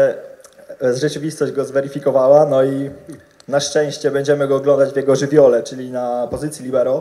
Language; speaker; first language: Polish; native; Polish